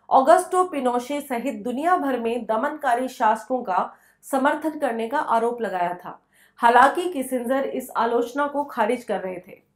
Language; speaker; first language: Hindi; native; Hindi